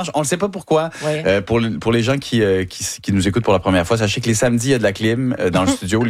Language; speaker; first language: French; native; French